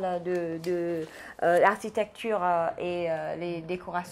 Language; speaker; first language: French; non-native, local second language; Seselwa Creole French